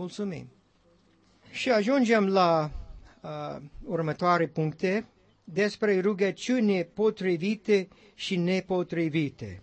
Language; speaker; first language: Romanian; non-native, learner; English